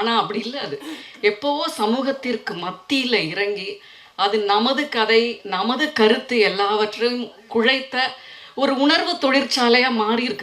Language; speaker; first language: Tamil; native; Tamil